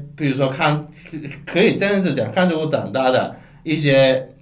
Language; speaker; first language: Chinese; non-native, local second language; Cantonese